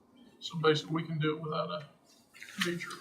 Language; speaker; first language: English; native; English